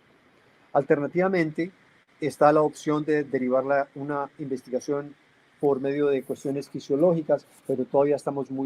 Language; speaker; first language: Spanish; native; Spanish